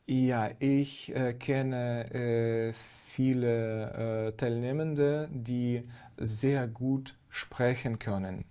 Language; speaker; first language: German; non-native, fluent; Ukrainian